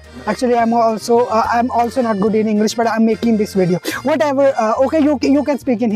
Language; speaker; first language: English; non-native, learner; Hindi